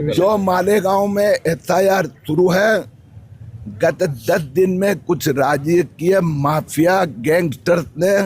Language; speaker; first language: Hindi; non-native, local second language; Marathi